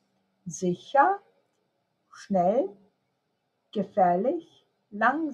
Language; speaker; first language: German; non-native, fluent; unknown